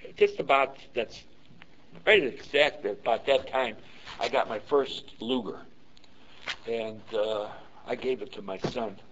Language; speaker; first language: English; early bilingual, other home language; Yiddish